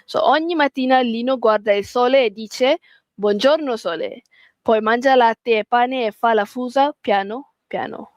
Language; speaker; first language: Italian; non-native, fluent; Malay